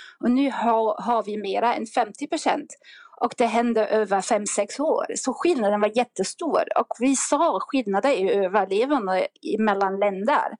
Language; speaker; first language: Swedish; non-native, fluent; German